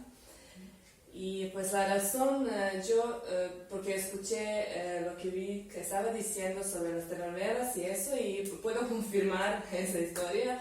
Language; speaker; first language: Spanish; non-native, fluent; Serbian